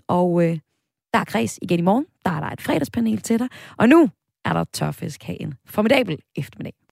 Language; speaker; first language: Danish; native; Danish